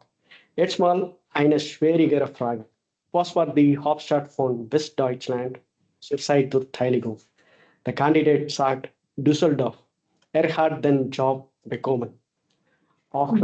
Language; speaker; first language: German; non-native, fluent; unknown